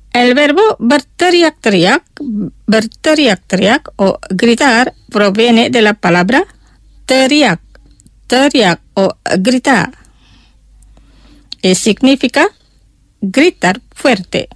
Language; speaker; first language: Spanish; non-native, fluent; Indonesian